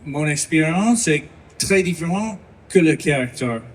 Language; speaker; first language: French; non-native, learner; English